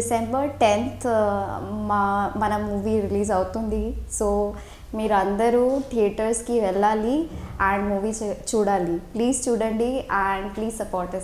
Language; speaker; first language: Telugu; non-native, local second language; Hindi